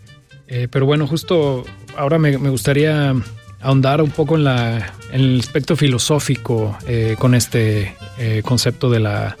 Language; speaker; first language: Spanish; native; Spanish